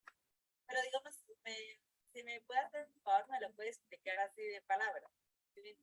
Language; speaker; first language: Spanish; native; Spanish